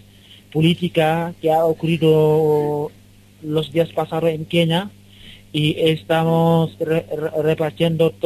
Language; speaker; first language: Spanish; non-native, learner; Wolof